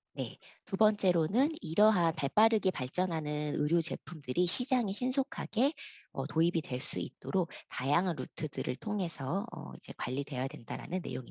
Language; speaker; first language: Korean; native; Korean